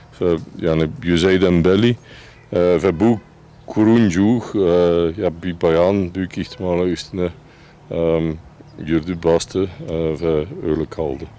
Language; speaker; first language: Turkish; non-native, fluent; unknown